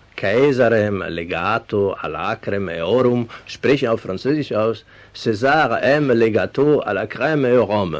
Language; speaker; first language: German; non-native, fluent; Venetian